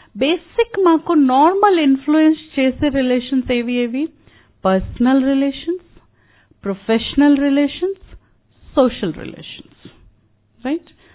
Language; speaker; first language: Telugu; non-native, local second language; Hindi